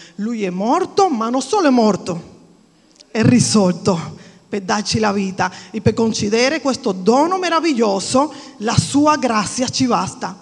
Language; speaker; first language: Italian; non-native, fluent; Spanish